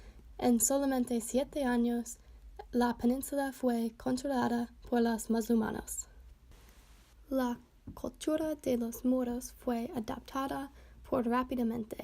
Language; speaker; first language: Spanish; non-native, learner; English